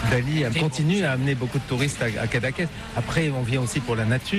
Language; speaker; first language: French; native; French